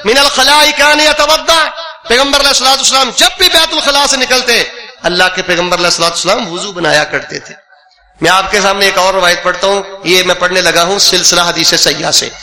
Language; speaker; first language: Urdu; non-native, local second language; Punjabi